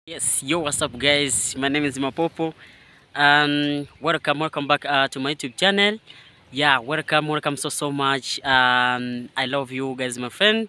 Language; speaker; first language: English; non-native, learner; Swahili